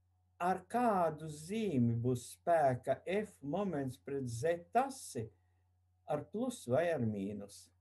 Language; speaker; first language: Latvian; native; Latvian